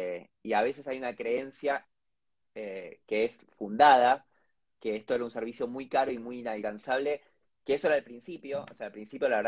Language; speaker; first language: Spanish; native; Spanish